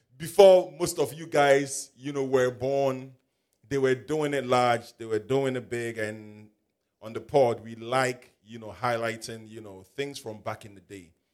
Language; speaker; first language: English; non-native, local second language; Akan